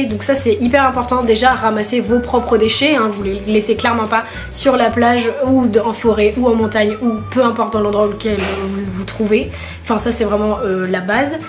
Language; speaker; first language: French; native; French